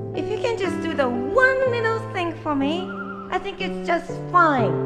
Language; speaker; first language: English; non-native, fluent; Japanese